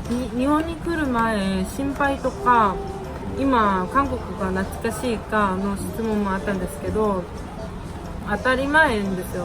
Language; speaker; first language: Japanese; non-native, fluent; Korean